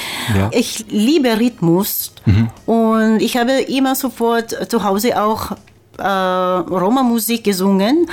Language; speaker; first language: German; non-native, fluent; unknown